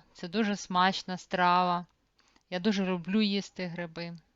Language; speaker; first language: Ukrainian; native; Ukrainian